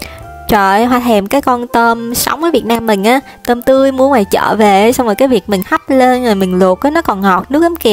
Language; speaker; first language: Vietnamese; native; Vietnamese